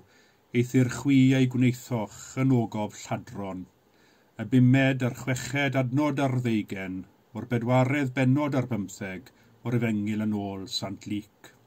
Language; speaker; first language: Welsh; native; Welsh